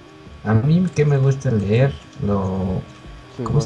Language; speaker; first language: Spanish; native; Spanish